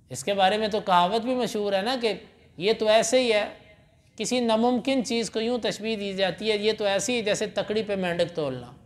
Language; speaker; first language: Urdu; non-native, local second language; Punjabi